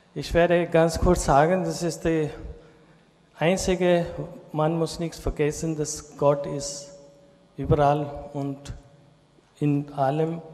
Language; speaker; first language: German; non-native, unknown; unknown